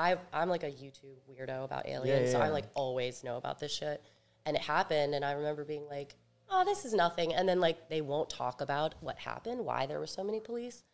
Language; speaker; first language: English; native; English